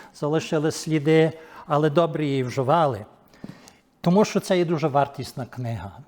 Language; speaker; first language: Ukrainian; early bilingual, heritage; Ukrainian